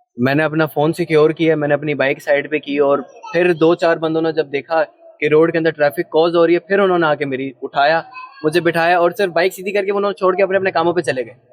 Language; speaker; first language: Urdu; early bilingual, heritage; Urdu